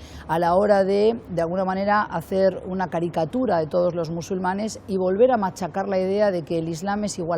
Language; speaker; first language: Spanish; native; Spanish